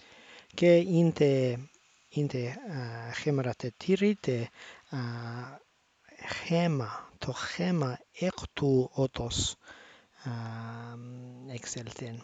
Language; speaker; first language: Greek; non-native, learner; English